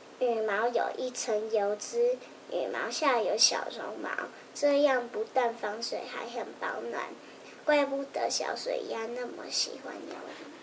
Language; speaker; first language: Chinese; native; Chinese